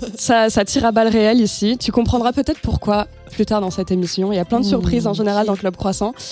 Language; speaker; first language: French; native; French